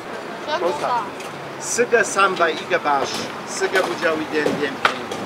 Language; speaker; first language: Chinese; non-native, learner; Polish